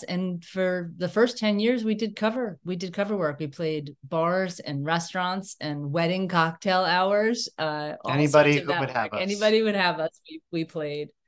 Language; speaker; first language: English; native; English